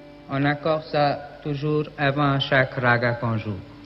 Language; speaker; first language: French; non-native, learner; Bangla